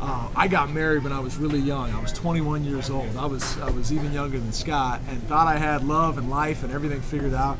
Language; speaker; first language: English; native; English